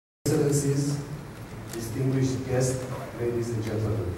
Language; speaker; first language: English; non-native, fluent; Armenian